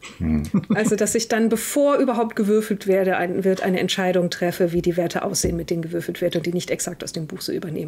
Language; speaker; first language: German; native; German